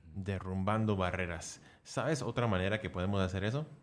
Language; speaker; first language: Spanish; early bilingual, heritage; Spanish